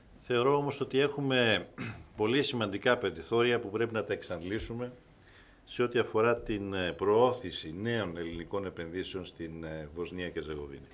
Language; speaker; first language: Greek; native; Greek